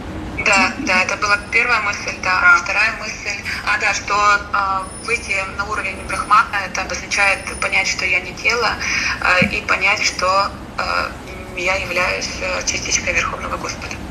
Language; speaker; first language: Russian; native; Russian